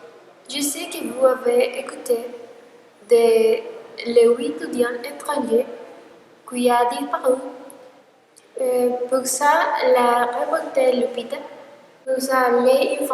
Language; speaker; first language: French; non-native, learner; Spanish